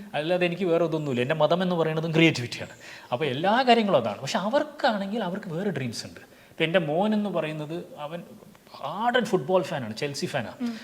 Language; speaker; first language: Malayalam; non-native, local second language; Tulu